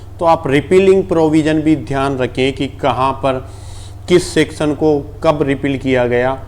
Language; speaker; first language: Hindi; native; Hindi